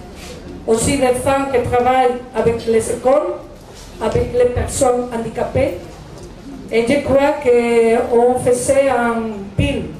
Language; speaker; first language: French; non-native, learner; Spanish